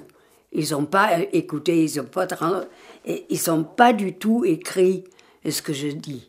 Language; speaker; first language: French; non-native, fluent; German